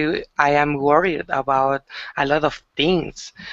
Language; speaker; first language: English; non-native, learner; Spanish